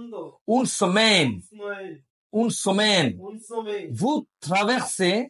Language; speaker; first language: French; non-native, learner; Bangla